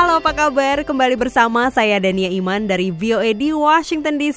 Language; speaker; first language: Indonesian; native; Indonesian